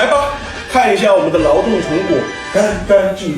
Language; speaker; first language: Chinese; native; Chinese